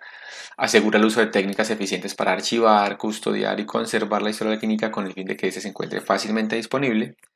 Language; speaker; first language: Spanish; native; Spanish